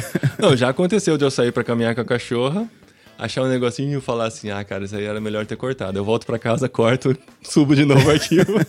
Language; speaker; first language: Portuguese; native; Portuguese